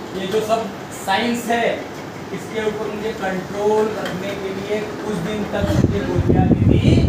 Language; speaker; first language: Hindi; non-native, local second language; Marathi